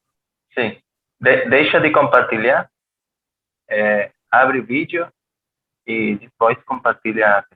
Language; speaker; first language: Portuguese; non-native, fluent; Spanish